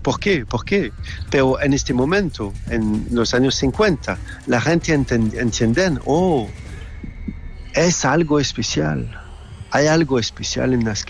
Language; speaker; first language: Spanish; non-native, learner; French